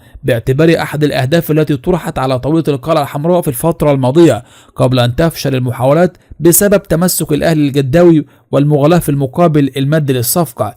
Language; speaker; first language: Arabic; native; Arabic